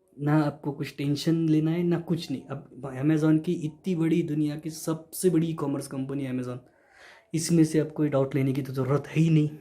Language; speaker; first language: Hindi; non-native, local second language; Marathi